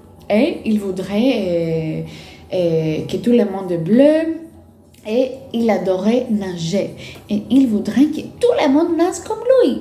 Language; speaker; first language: French; non-native, fluent; Greek